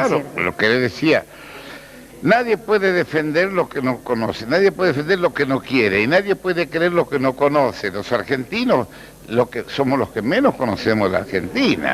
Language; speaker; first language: Spanish; native; Spanish